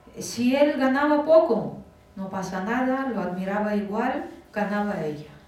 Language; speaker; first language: Spanish; non-native, fluent; Russian